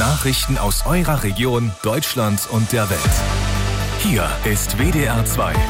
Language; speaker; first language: German; native; German